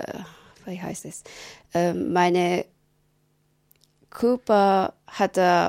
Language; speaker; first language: German; non-native, learner; Japanese